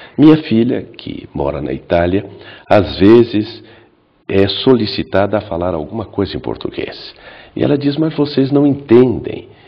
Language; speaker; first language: Portuguese; native; Portuguese